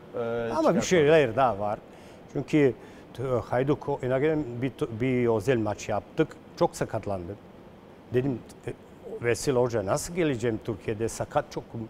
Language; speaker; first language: Turkish; non-native, learner; Serbian